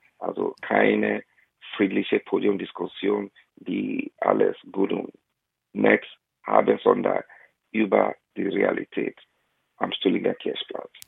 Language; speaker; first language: German; non-native, fluent; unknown